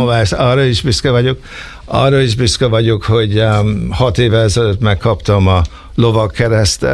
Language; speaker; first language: Hungarian; early bilingual, heritage; Hungarian